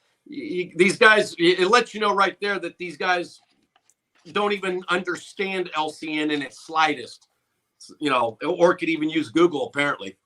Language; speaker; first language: English; native; English